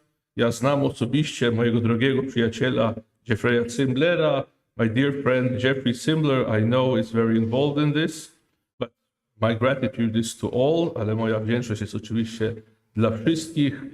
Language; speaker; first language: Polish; non-native, fluent; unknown